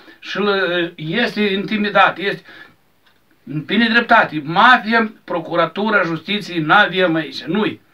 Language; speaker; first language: Romanian; native; Romanian